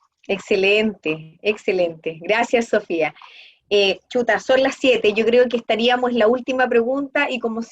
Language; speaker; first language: Spanish; native; Spanish